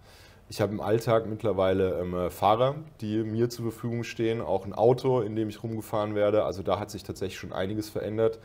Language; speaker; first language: German; native; German